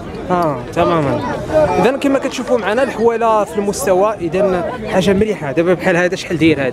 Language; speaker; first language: Arabic; native; Arabic